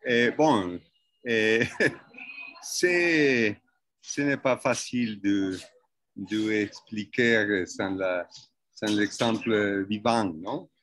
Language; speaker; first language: French; non-native, fluent; Spanish